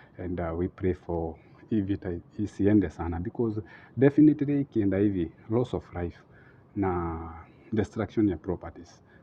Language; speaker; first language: Swahili; native; Swahili